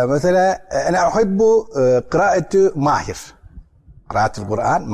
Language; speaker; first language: Arabic; non-native, learner; Turkish